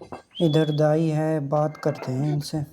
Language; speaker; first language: Hindi; native; Hindi